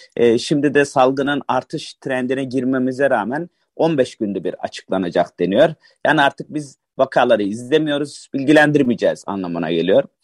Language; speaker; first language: Turkish; native; Turkish